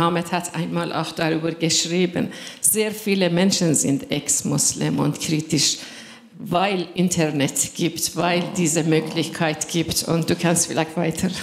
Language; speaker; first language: German; non-native, fluent; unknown